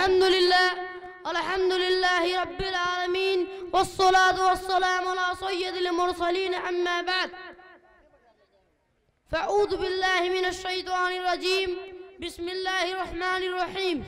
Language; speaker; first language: Arabic; non-native, learner; Urdu